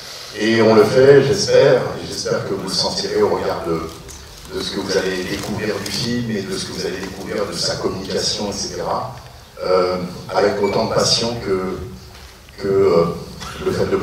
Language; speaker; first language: French; native; French